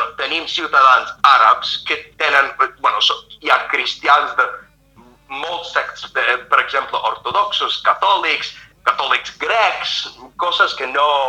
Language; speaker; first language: Catalan; non-native, fluent; English